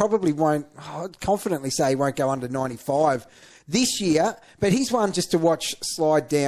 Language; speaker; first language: English; native; English